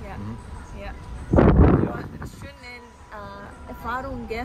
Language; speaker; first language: German; non-native, learner; Thai